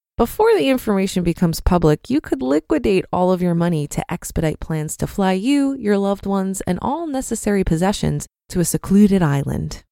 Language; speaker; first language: English; native; English